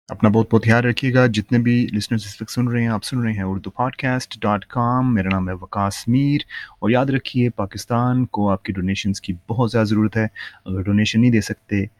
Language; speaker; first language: Urdu; native; Urdu